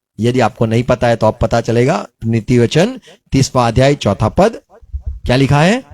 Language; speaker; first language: Hindi; non-native, local second language; Gujarati